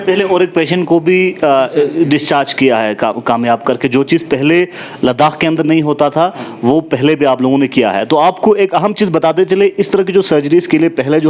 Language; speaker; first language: Hindi; non-native, local second language; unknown